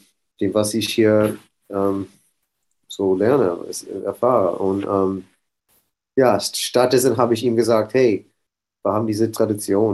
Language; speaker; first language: German; non-native, fluent; English